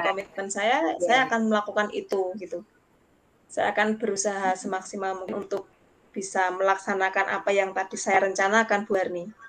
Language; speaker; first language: Indonesian; non-native, local second language; Javanese